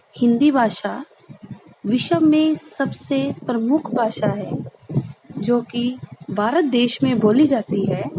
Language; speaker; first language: Hindi; native; Hindi